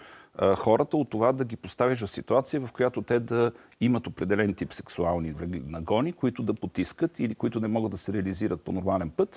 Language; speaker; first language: Bulgarian; native; Bulgarian